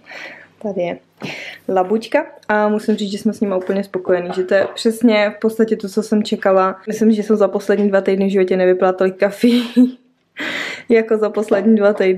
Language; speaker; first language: Czech; native; Czech